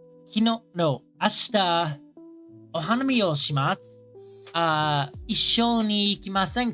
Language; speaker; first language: Japanese; non-native, learner; English